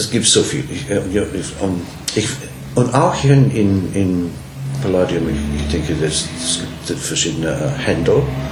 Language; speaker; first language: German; non-native, learner; English